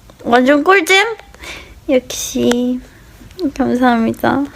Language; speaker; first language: Korean; early bilingual, heritage; English